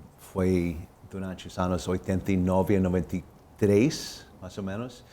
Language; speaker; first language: Portuguese; non-native, fluent; English